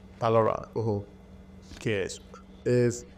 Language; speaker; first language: Spanish; non-native, learner; English